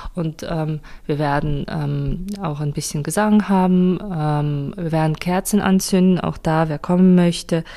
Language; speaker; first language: German; non-native, fluent; Ukrainian